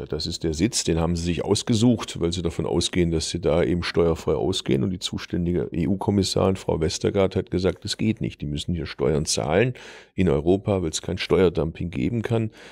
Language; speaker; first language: German; early bilingual, other home language; Turkish